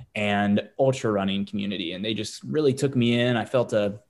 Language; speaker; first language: English; native; English